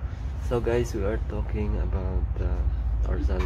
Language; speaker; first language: English; non-native, local second language; Filipino